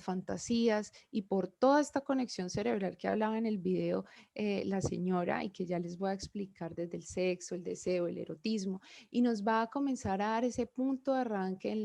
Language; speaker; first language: Spanish; native; Spanish